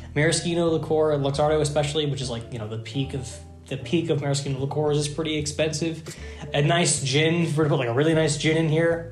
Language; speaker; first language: English; native; English